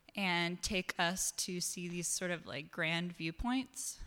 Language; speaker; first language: English; native; English